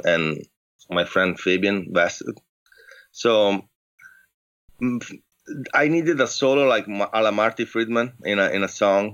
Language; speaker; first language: English; non-native, fluent; Italian